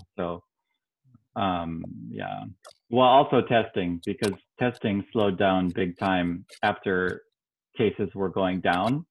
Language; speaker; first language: English; native; English